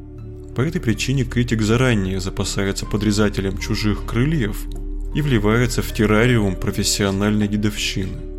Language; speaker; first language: Russian; native; Russian